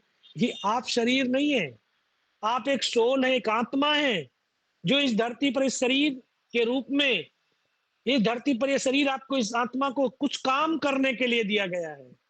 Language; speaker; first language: Hindi; native; Hindi